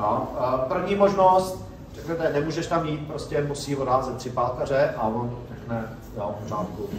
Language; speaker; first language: Czech; native; Czech